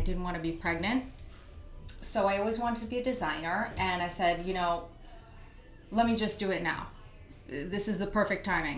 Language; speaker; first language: English; native; English